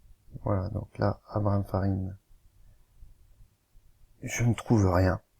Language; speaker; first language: French; native; French